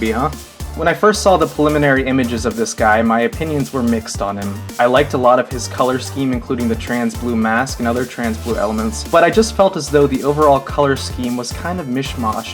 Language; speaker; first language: English; native; English